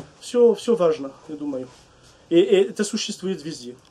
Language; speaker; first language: Russian; non-native, learner; French